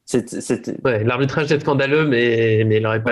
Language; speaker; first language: French; native; French